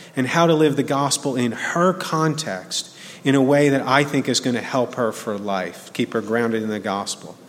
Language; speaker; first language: English; native; English